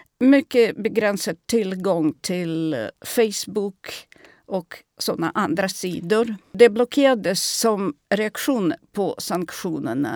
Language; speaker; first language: Swedish; non-native, fluent; Russian